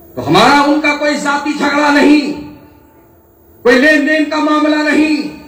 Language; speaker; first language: Urdu; native; Urdu